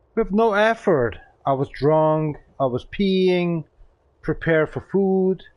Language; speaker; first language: English; non-native, learner; German